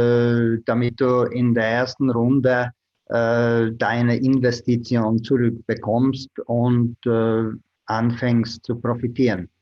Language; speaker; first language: German; non-native, fluent; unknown